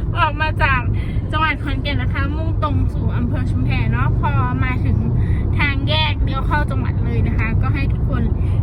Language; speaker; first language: Thai; native; Thai